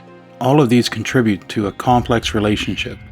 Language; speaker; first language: English; native; English